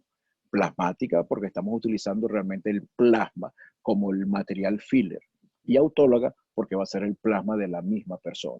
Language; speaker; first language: Spanish; native; Spanish